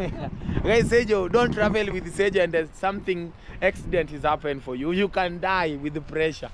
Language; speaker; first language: English; non-native, learner; Swahili